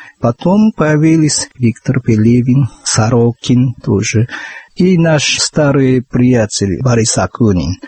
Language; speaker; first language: Russian; non-native, fluent; Japanese